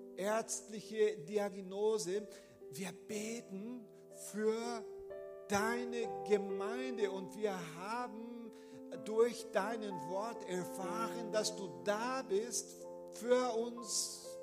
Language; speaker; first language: German; non-native, fluent; Portuguese